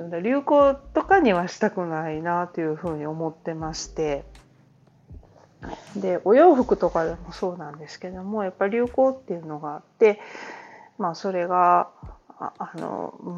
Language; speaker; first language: Japanese; native; Japanese